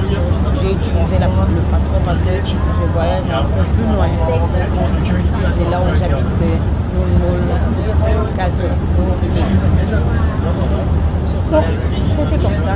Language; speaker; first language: French; non-native, local second language; Lingala